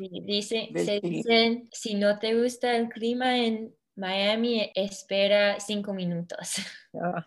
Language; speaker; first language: Spanish; early bilingual, heritage; English